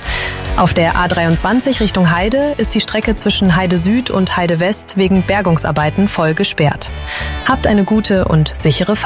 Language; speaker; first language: German; native; German